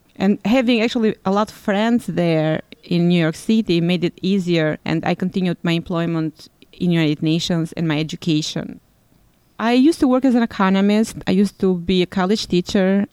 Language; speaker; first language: English; non-native, fluent; Albanian